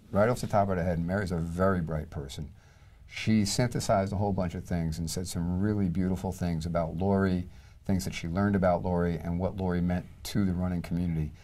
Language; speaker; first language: English; native; English